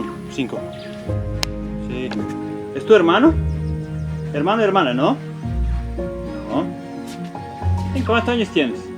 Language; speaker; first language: Spanish; non-native, learner; Serbian